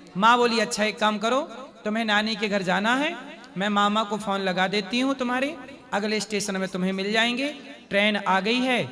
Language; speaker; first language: Hindi; native; Hindi